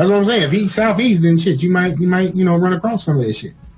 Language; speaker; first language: English; native; English